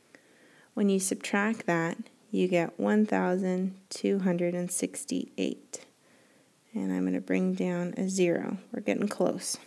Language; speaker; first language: English; native; English